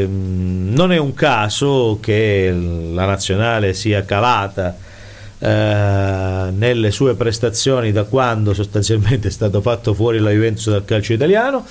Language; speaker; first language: Italian; native; Italian